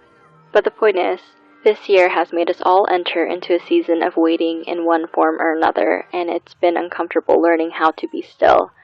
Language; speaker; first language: English; native; English